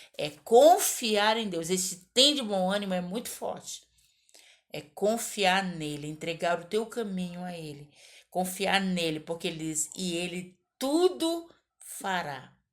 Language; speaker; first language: Portuguese; native; Portuguese